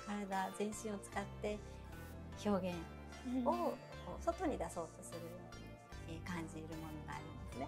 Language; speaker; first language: Japanese; native; Japanese